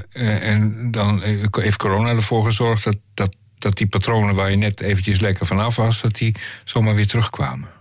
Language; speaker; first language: Dutch; native; Dutch